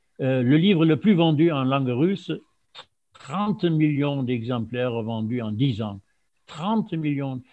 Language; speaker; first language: French; non-native, fluent; German